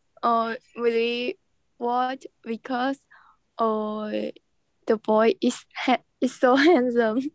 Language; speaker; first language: English; non-native, learner; Khmer